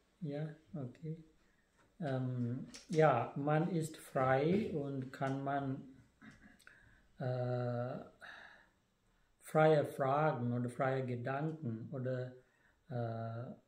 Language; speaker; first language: German; non-native, fluent; Sinhala